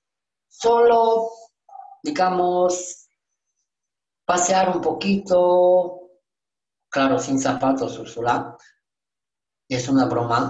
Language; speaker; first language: Spanish; non-native, learner; Romanian